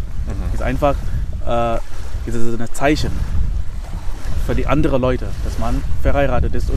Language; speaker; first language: German; non-native, fluent; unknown